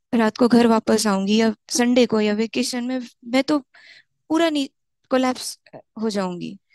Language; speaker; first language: Hindi; non-native, local second language; Marathi